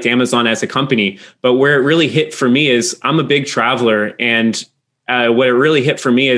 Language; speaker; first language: English; native; English